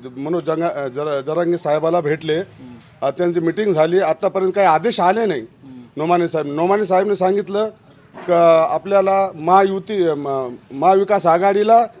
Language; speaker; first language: Marathi; non-native, local second language; Urdu